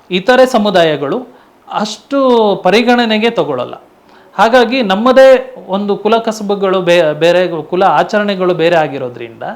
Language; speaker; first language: Kannada; non-native, local second language; Tulu